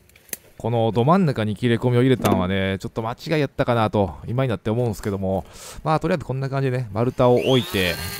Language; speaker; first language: Japanese; native; Japanese